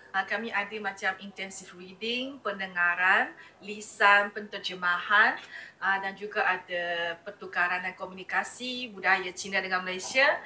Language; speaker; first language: Malay; non-native, learner; Chinese